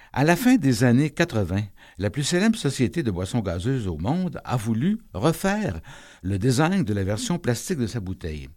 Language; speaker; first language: French; native; French